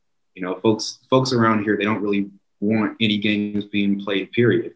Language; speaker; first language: English; native; English